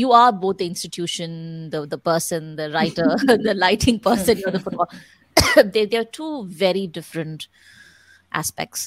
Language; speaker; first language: English; non-native, local second language; Tamil